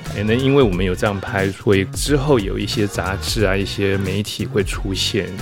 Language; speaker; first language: Chinese; early bilingual, heritage; Chinese